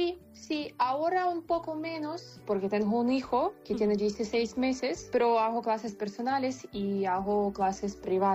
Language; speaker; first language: Spanish; non-native, fluent; Ukrainian